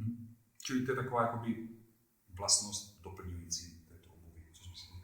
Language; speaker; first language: Czech; native; Czech